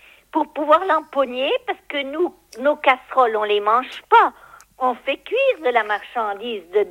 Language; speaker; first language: French; native; French